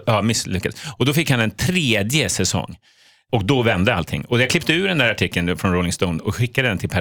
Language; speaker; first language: Swedish; native; Swedish